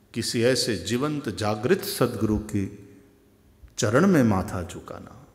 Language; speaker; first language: Hindi; non-native, local second language; Gujarati